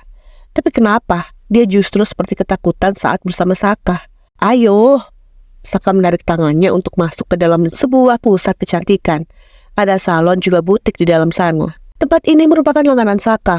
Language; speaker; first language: Indonesian; native; Indonesian